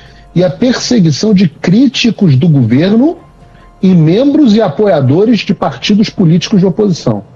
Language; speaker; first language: Portuguese; native; Portuguese